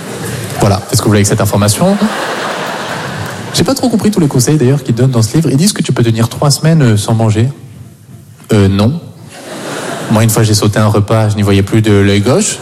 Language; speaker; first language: French; native; French